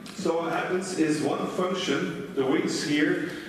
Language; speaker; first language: English; non-native, fluent; Dutch